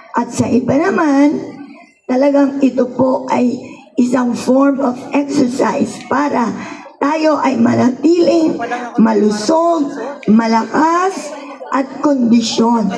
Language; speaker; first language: Filipino; native; Filipino